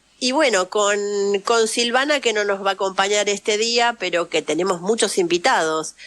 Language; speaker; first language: Spanish; native; Spanish